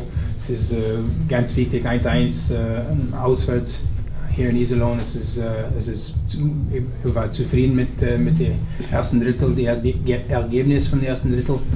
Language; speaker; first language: German; non-native, learner; English